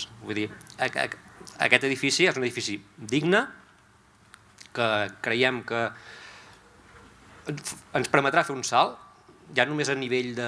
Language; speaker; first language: Catalan; native; Catalan